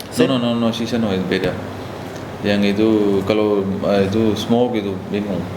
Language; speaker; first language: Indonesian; non-native, learner; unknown